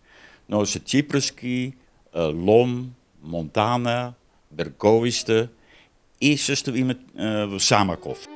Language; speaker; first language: Bulgarian; non-native, learner; Dutch